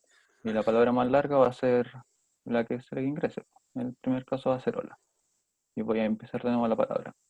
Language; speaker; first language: Spanish; native; Spanish